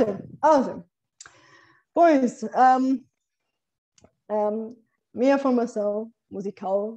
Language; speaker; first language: Spanish; non-native, fluent; Bulgarian